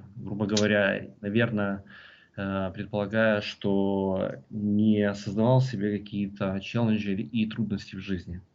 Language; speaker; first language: Russian; native; Russian